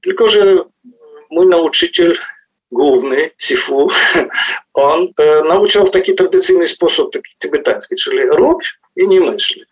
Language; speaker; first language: Polish; non-native, fluent; Ukrainian